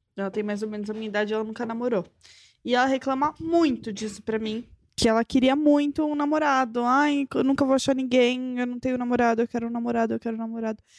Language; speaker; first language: Portuguese; native; Portuguese